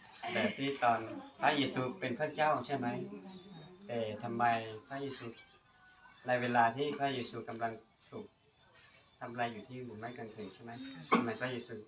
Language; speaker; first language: Thai; non-native, local second language; Hmong